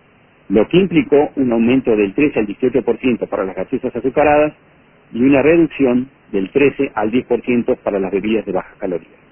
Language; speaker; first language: Spanish; native; Spanish